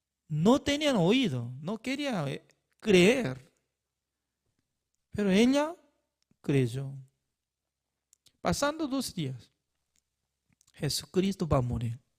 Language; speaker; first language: Spanish; non-native, fluent; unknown